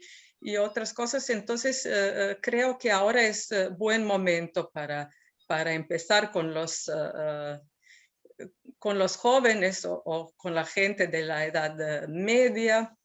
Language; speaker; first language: Spanish; non-native, fluent; Serbian